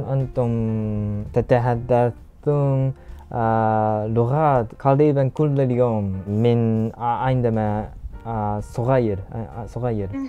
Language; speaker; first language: Arabic; non-native, learner; Japanese